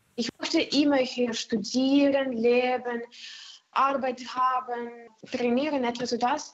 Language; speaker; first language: German; non-native, learner; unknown